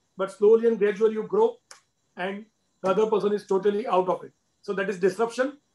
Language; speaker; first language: English; non-native, local second language; Gujarati